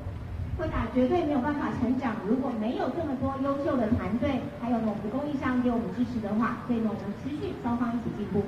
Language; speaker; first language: Chinese; native; Chinese